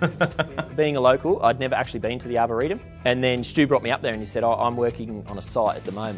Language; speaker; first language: English; native; English